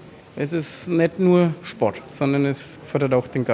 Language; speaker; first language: German; native; German